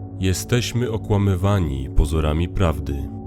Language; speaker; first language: Polish; native; Polish